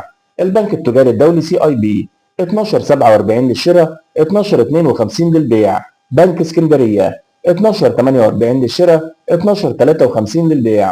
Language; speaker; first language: Arabic; native; Arabic